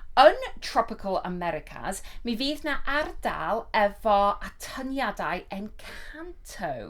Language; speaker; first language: Welsh; non-native, learner; English